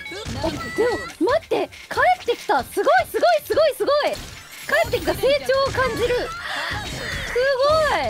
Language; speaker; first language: Japanese; native; Japanese